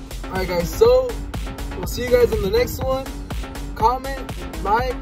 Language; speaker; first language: English; early bilingual, other home language; Spanish